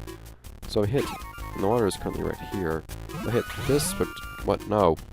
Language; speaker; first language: English; native; English